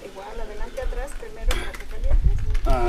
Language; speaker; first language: Spanish; native; Spanish